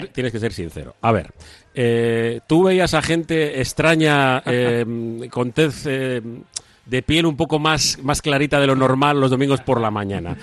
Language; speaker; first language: Spanish; native; Spanish